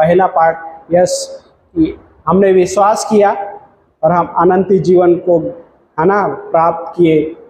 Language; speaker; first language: Hindi; non-native, local second language; Marathi